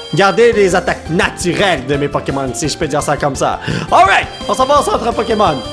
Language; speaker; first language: French; native; French